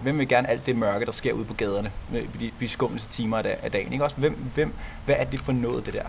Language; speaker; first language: Danish; native; Danish